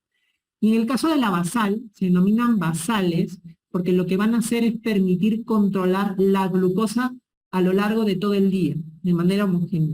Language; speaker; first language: Spanish; native; Spanish